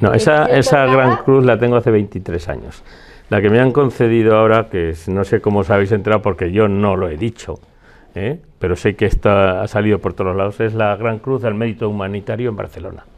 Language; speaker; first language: Spanish; native; Spanish